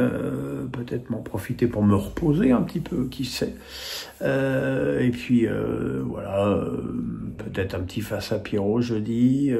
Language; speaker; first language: French; native; French